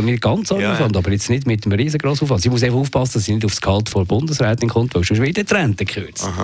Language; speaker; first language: German; native; German